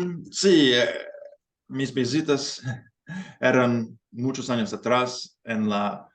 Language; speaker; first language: Spanish; non-native, fluent; English